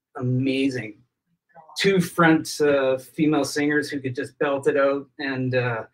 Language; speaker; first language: English; native; English